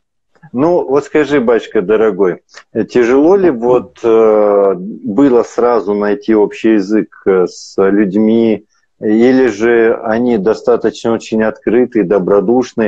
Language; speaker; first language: Russian; native; Russian